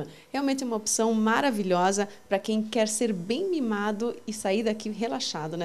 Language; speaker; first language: Portuguese; native; Portuguese